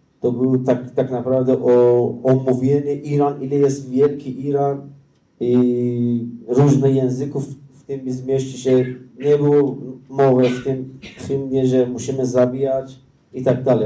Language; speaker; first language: Polish; non-native, learner; Persian